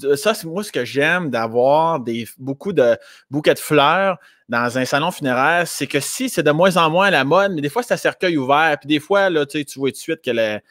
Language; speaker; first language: French; native; French